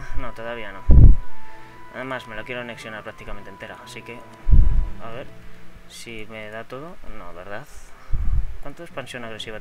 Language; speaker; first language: Spanish; native; Spanish